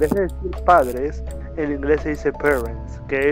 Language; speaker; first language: Spanish; native; Spanish